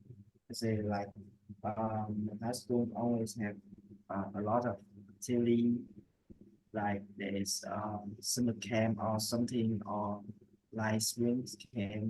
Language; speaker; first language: English; non-native, learner; Vietnamese